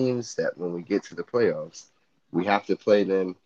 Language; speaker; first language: English; native; English